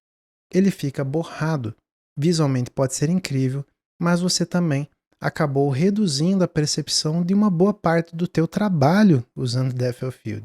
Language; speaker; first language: Portuguese; native; Portuguese